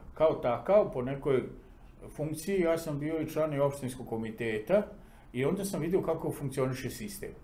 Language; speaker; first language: Serbian; non-native, local second language; Romany